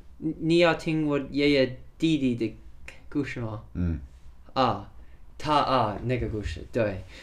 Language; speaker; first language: Chinese; non-native, learner; English